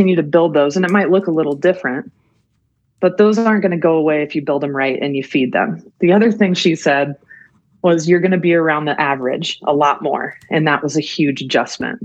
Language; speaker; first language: English; native; English